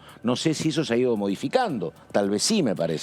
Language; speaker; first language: Spanish; native; Spanish